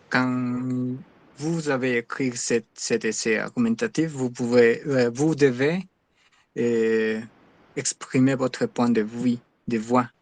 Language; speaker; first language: French; non-native, learner; Spanish